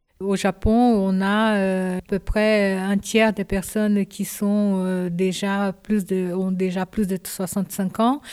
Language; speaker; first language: French; non-native, fluent; Japanese